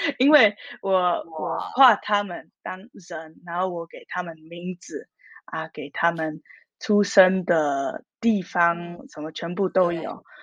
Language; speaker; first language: Chinese; early bilingual, heritage; Min Nan Chinese